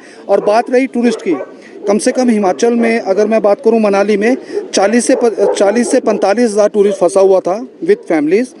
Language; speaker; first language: Hindi; native; Hindi